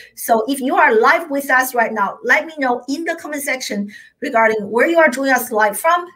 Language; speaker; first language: English; non-native, fluent; Chinese